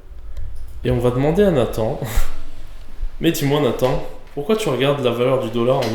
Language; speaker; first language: French; native; French